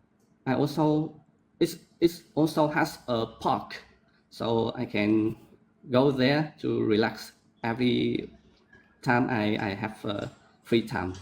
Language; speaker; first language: English; non-native, learner; Vietnamese